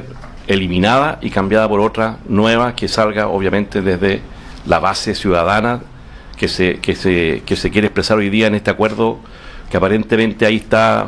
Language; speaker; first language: Spanish; native; Spanish